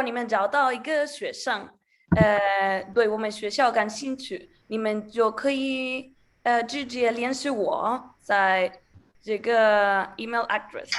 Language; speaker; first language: Chinese; non-native, learner; Spanish